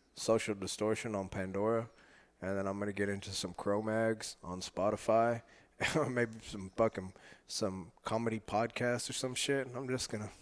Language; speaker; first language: English; native; English